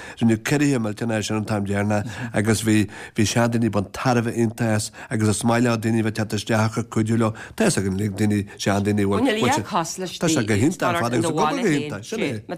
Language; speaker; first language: Irish; native; Irish